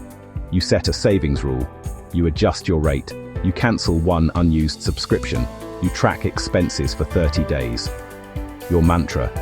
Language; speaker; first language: English; native; English